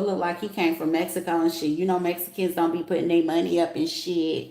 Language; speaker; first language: English; native; English